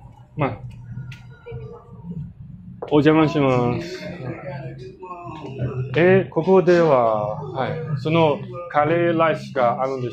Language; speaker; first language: Japanese; non-native, learner; English